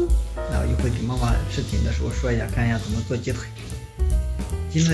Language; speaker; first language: Chinese; native; Chinese